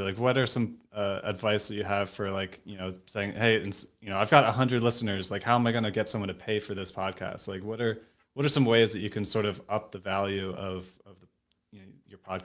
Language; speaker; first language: English; native; English